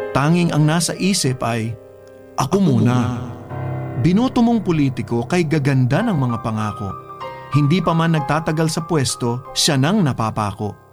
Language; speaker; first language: Filipino; non-native, local second language; Bikol